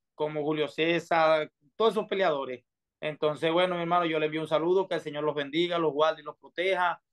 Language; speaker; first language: Spanish; native; Spanish